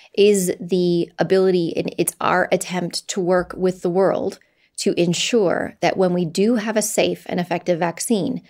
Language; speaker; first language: English; native; English